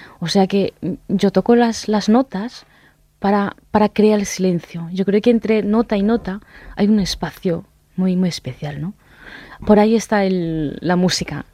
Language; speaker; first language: Spanish; non-native, fluent; Japanese